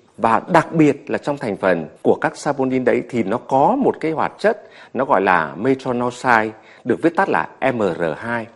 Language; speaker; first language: Vietnamese; native; Vietnamese